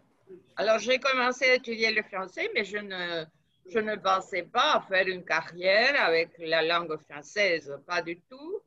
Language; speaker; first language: French; non-native, fluent; Spanish